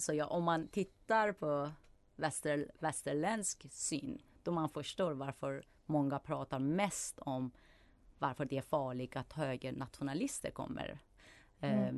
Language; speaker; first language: Swedish; non-native, fluent; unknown